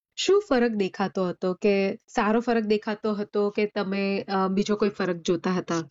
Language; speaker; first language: Gujarati; native; Gujarati